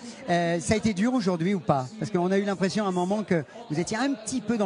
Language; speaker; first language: French; native; French